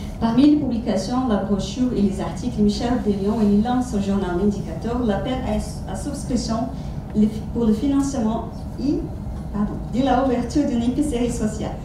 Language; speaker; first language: French; non-native, fluent; Portuguese